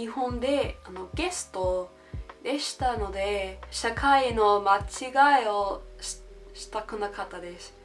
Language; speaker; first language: Japanese; non-native, learner; English